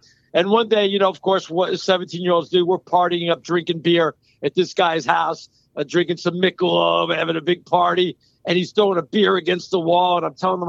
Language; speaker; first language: English; native; English